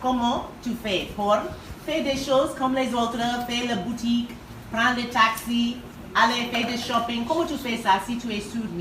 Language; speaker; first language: French; non-native, learner; English